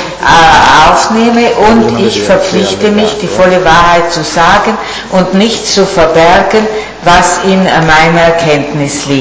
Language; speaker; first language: German; non-native, fluent; Italian